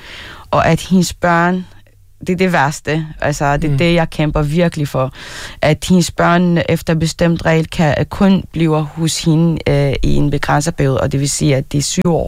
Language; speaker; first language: Danish; non-native, fluent; Arabic